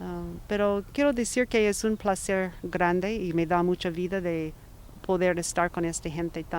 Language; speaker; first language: Spanish; non-native, fluent; English